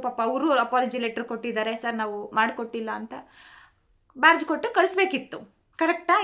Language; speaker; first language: Kannada; non-native, local second language; Telugu